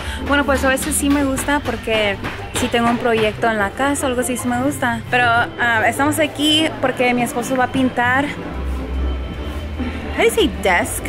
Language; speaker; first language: Spanish; early bilingual, heritage; Spanish